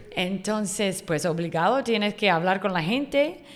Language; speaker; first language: Spanish; non-native, fluent; English